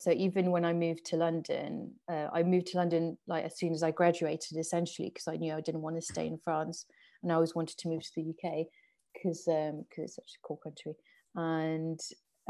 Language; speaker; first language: English; non-native, fluent; French